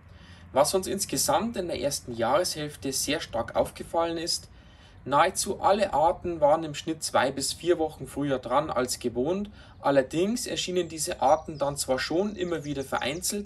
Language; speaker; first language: German; native; German